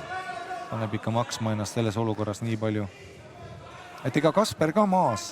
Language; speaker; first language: Estonian; native; Estonian